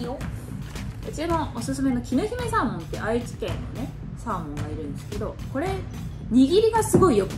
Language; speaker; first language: Japanese; native; Japanese